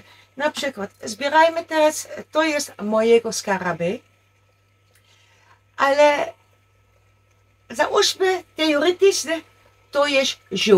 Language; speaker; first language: Polish; non-native, learner; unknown